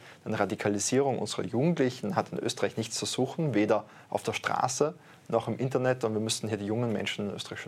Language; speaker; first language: German; native; German